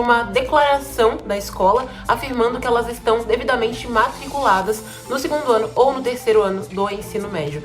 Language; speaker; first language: Portuguese; native; Portuguese